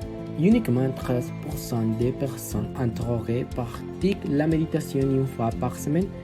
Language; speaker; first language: French; non-native, learner; Spanish